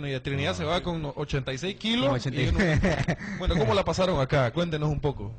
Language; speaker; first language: Spanish; native; Spanish